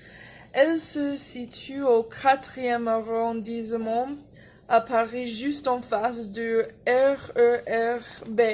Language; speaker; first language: French; non-native, fluent; English